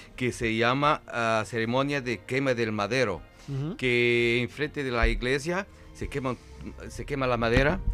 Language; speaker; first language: Spanish; non-native, fluent; Portuguese